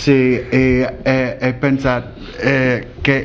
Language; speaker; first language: Catalan; non-native, learner; English